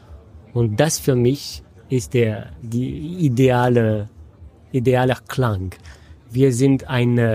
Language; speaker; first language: German; non-native, fluent; French